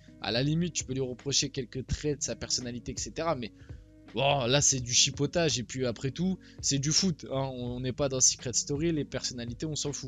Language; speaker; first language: French; early bilingual, other home language; Portuguese